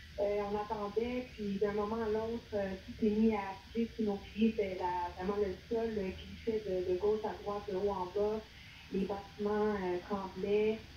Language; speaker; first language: French; native; French